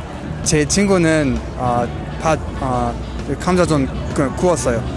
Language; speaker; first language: Korean; non-native, fluent; Luxembourgish